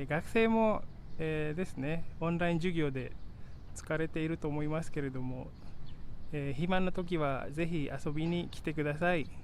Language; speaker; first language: Japanese; non-native, fluent; Indonesian